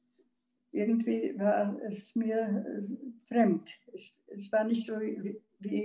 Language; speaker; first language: German; non-native, local second language; Czech